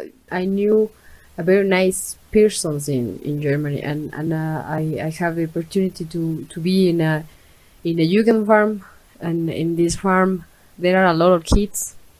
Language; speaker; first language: English; non-native, learner; Spanish